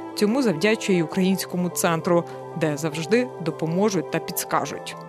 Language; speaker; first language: Ukrainian; native; Ukrainian